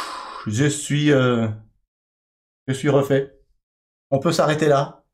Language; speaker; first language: French; native; French